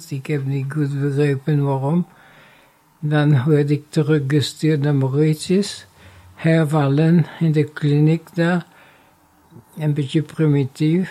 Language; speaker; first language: Dutch; non-native, fluent; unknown